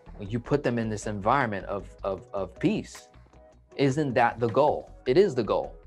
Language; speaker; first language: English; native; English